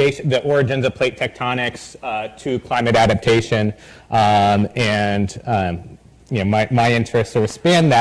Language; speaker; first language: English; native; English